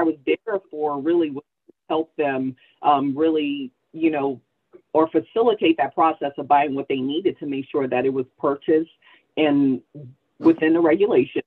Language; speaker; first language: English; native; English